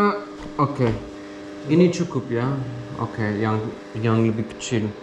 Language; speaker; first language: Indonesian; non-native, learner; English